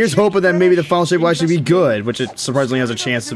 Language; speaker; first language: English; native; English